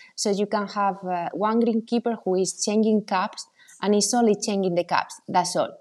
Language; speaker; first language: English; non-native, fluent; Spanish